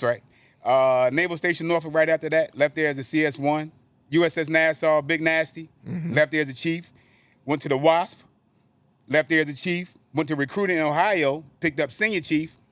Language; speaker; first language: English; native; English